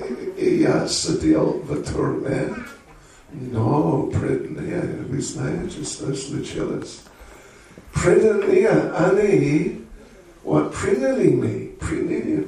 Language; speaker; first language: Russian; non-native, learner; English